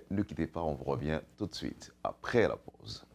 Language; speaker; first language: French; native; French